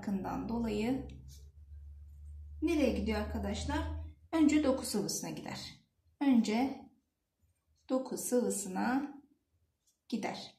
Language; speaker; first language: Turkish; native; Turkish